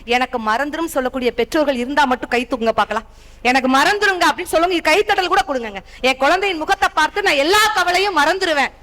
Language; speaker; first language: Tamil; native; Tamil